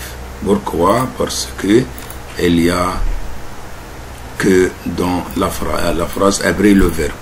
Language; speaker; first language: French; non-native, fluent; Arabic